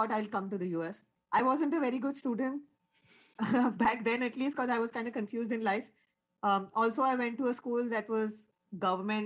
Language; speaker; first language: English; non-native, local second language; Hindi